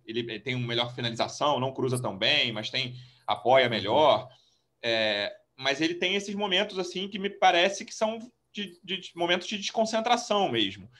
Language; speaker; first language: Portuguese; native; Portuguese